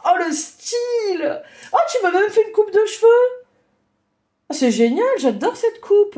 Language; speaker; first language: French; native; French